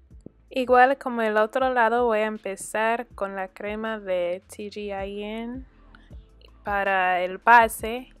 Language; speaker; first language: Spanish; early bilingual, heritage; Spanish